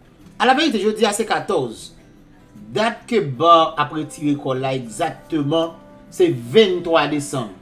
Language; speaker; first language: Haitian Creole; native; Haitian Creole